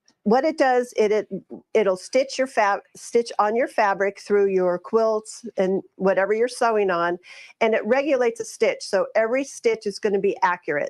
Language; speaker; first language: English; native; English